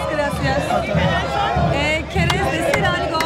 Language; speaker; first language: Spanish; non-native, learner; Turkish